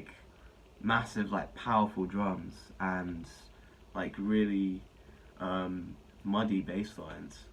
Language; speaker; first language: English; native; English